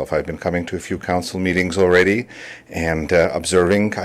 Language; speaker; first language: English; non-native, fluent; Russian